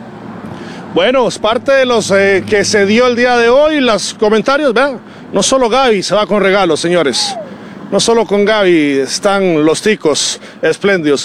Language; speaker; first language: Spanish; native; Spanish